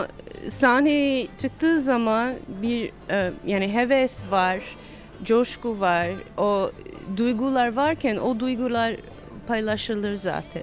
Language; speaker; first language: Turkish; non-native, fluent; English